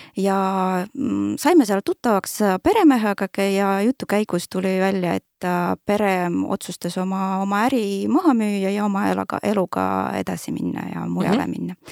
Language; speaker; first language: Estonian; non-native, local second language; Russian